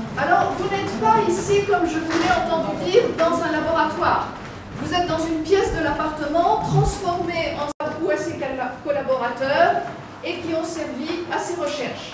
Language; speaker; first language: French; native; French